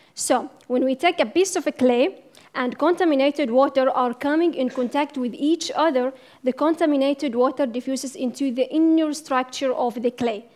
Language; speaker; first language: English; non-native, fluent; Arabic